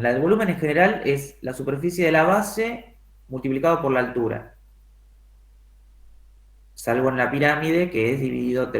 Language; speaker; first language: Spanish; native; Spanish